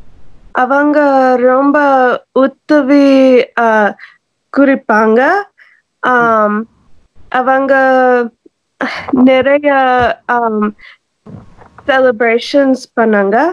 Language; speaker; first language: Tamil; non-native, learner; English